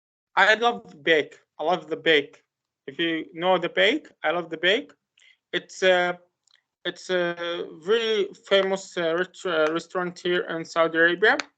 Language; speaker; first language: English; non-native, learner; Arabic